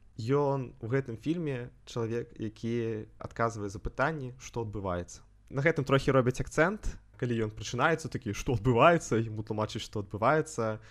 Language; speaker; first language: Belarusian; non-native, local second language; Russian